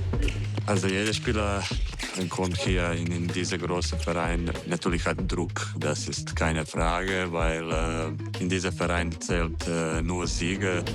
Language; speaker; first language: German; non-native, fluent; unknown